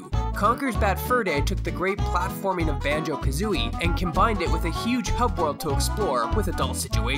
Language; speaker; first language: English; native; English